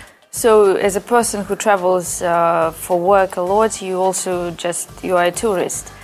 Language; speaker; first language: English; non-native, fluent; Russian